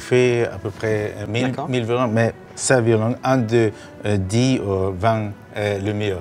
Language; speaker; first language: French; non-native, learner; Russian